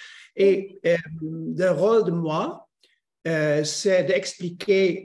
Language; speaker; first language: French; non-native, learner; Dutch